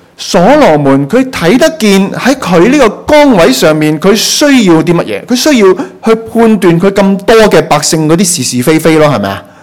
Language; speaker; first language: Chinese; non-native, local second language; Cantonese